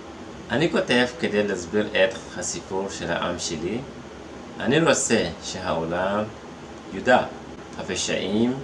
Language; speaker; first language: Hebrew; non-native, fluent; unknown